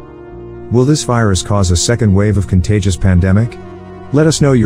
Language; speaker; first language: English; non-native, fluent; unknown